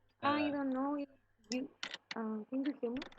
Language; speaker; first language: English; non-native, learner; Spanish